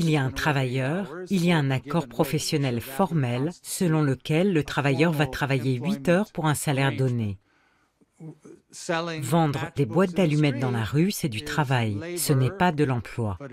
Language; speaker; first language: French; native; French